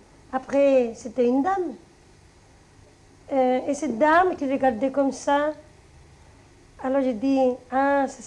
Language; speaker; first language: French; non-native, fluent; Spanish